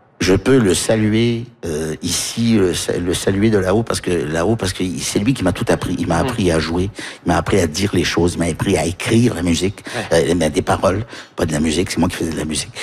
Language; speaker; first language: French; native; French